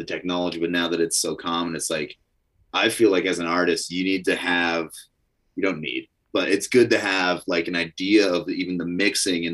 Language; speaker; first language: English; native; English